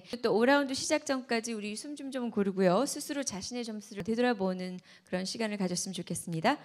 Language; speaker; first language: Korean; native; Korean